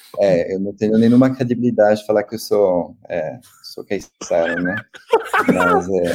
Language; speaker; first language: Portuguese; non-native, fluent; French